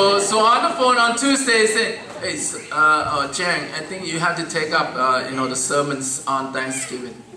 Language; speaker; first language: English; non-native, fluent; Thai